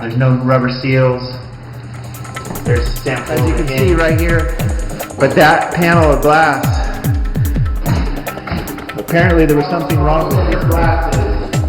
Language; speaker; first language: English; native; English